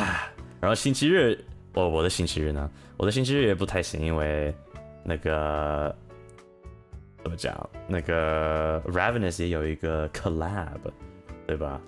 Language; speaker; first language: Chinese; non-native, learner; English